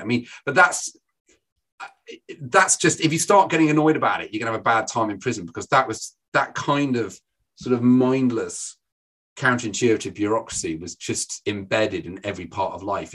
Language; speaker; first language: English; native; English